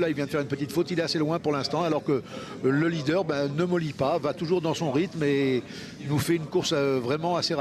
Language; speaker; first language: French; native; French